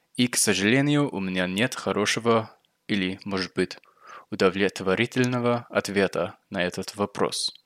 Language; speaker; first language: Russian; non-native, fluent; English